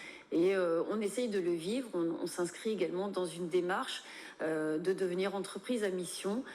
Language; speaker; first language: French; native; French